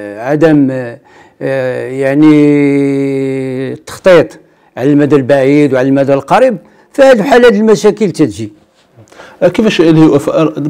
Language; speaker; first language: Arabic; native; Arabic